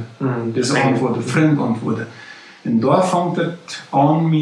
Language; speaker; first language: German; non-native, learner; Plautdietsch